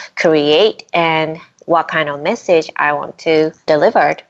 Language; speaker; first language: English; non-native, fluent; Japanese